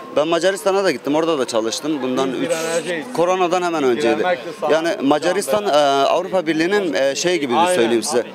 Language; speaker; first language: Turkish; native; Turkish